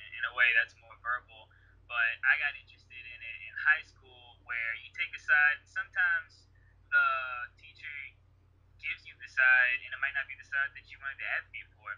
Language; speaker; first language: English; native; English